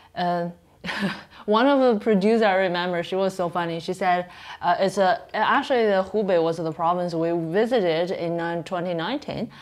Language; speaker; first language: English; non-native, fluent; Chinese